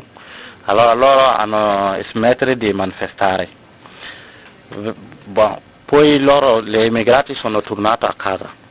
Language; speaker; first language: Italian; non-native, learner; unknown